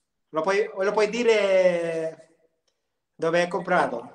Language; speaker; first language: Italian; non-native, learner; Filipino